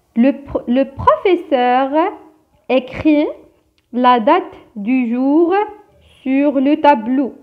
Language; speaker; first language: French; non-native, local second language; Arabic